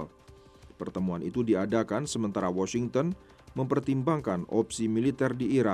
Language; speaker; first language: Indonesian; native; Indonesian